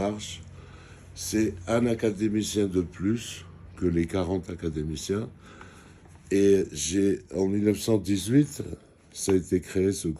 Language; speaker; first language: French; non-native, fluent; Georgian